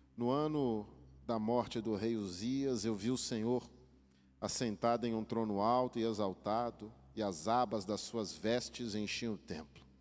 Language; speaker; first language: Portuguese; native; Portuguese